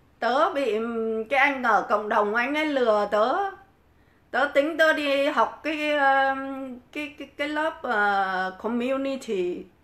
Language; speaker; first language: Vietnamese; native; Vietnamese